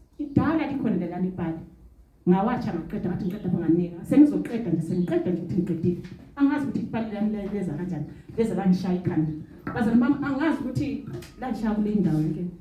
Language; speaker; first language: Zulu; non-native, local second language; Xhosa